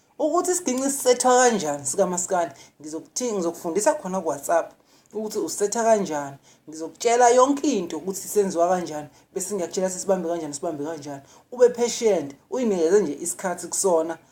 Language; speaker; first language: Zulu; non-native, local second language; Swati